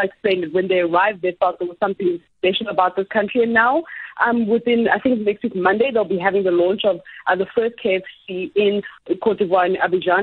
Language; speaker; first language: English; non-native, local second language; Ganda